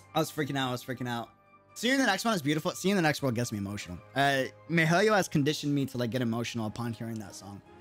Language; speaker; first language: English; native; English